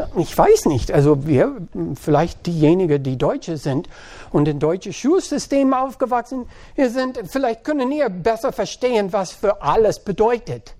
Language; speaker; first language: German; non-native, fluent; English